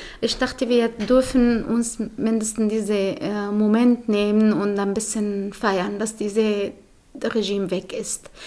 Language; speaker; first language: German; non-native, fluent; Arabic